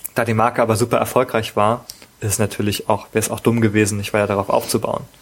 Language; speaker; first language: German; native; German